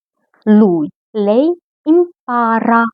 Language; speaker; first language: Italian; non-native, fluent; Romanian